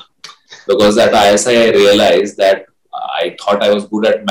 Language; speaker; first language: English; non-native, local second language; Hindi